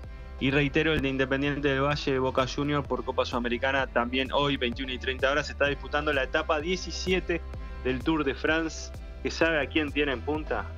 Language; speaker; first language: Spanish; native; Spanish